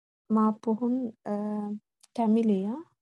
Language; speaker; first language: Finnish; non-native, learner; Tamil